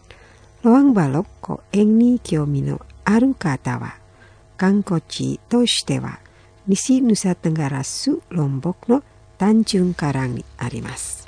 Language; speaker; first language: Japanese; non-native, fluent; Indonesian